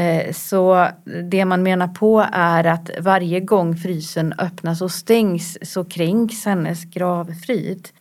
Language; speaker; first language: Swedish; native; Swedish